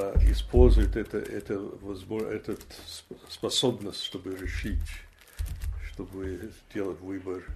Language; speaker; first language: Russian; non-native, fluent; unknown